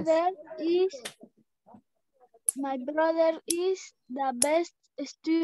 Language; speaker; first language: English; non-native, learner; Spanish